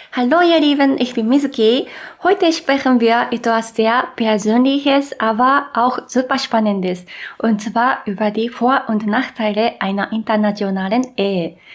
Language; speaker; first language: German; non-native, fluent; Japanese